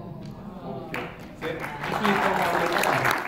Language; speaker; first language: French; non-native, learner; Swedish